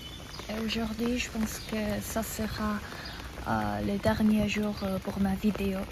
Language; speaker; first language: French; non-native, fluent; Korean